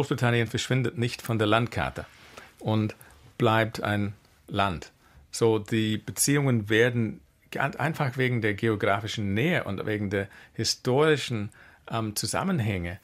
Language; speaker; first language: German; non-native, fluent; English